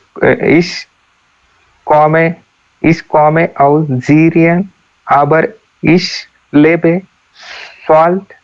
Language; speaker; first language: German; non-native, learner; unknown